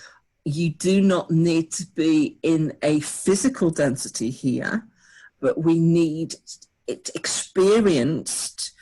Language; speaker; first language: English; native; English